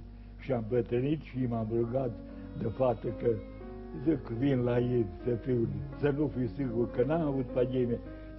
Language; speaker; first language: Romanian; non-native, local second language; Serbian